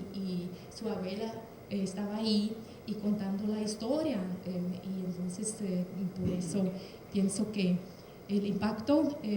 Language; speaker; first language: Spanish; non-native, fluent; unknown